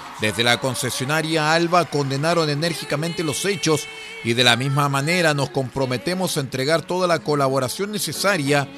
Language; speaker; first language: Spanish; native; Spanish